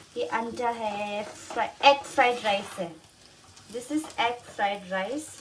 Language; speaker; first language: Hindi; non-native, local second language; Tibetan